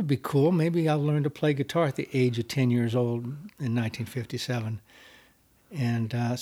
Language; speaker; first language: English; native; English